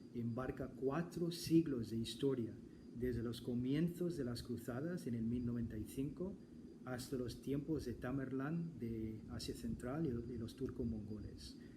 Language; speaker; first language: Spanish; non-native, fluent; English